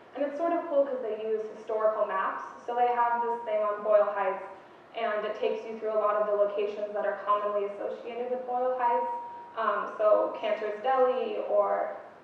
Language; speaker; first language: English; native; English